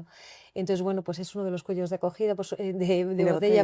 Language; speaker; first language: Spanish; native; Spanish